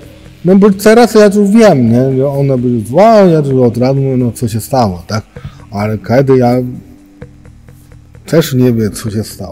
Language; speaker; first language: Polish; non-native, learner; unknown